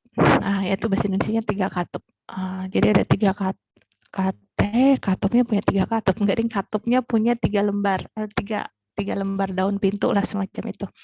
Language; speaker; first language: Indonesian; native; Indonesian